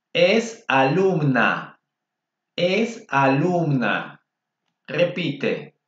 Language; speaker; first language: Spanish; non-native, fluent; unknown